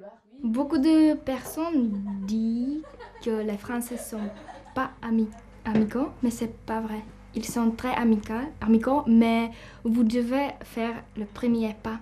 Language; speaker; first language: French; non-native, fluent; Czech